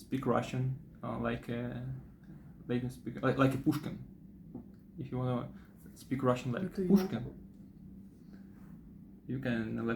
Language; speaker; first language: English; non-native, fluent; Russian